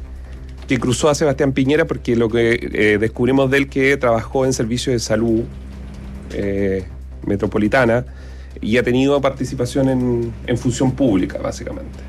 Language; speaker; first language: Spanish; native; Spanish